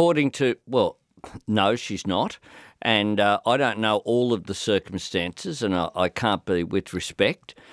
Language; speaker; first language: English; native; English